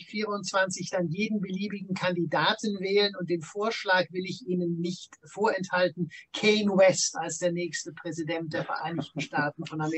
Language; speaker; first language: German; native; German